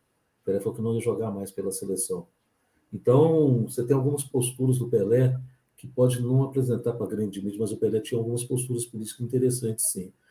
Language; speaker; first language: Portuguese; native; Portuguese